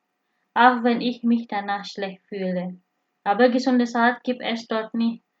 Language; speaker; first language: German; non-native, fluent; Indonesian